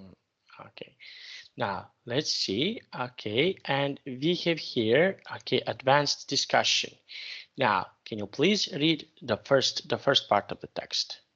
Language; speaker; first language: English; non-native, fluent; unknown